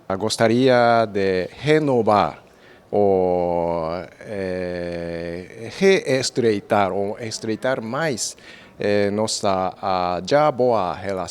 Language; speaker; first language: Portuguese; non-native, fluent; Japanese